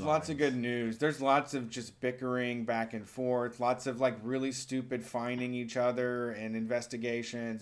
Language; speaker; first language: English; native; English